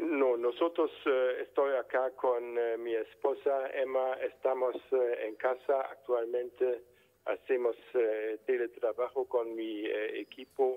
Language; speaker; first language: Spanish; non-native, fluent; German